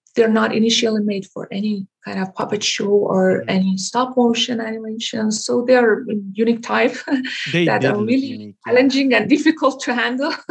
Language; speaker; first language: English; non-native, fluent; Persian